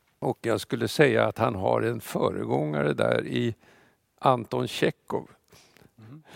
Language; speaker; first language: Swedish; non-native, fluent; Russian